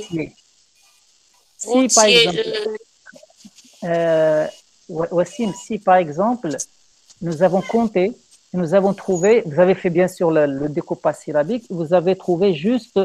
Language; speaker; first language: French; non-native, local second language; Arabic